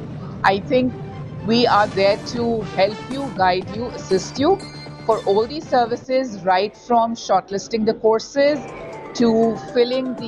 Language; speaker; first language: English; non-native, local second language; Hindi